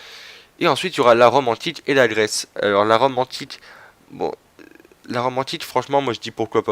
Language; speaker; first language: French; native; French